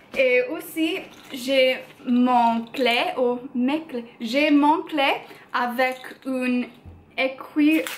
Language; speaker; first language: French; non-native, learner; English